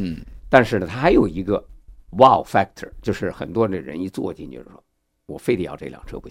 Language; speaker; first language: Chinese; native; Chinese